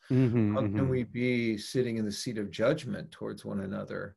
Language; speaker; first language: English; native; English